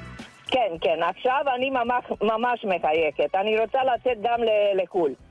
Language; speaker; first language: Hebrew; non-native, fluent; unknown